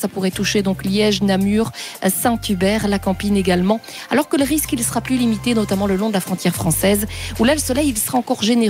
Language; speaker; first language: French; native; French